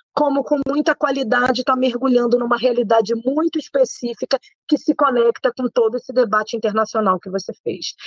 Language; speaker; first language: Portuguese; native; Portuguese